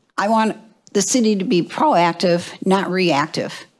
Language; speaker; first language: English; native; English